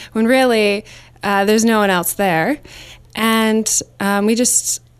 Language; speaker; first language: English; native; English